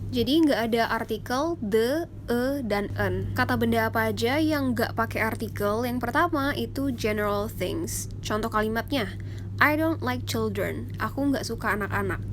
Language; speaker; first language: Indonesian; native; Indonesian